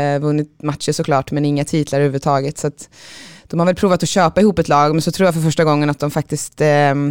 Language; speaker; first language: Swedish; native; Swedish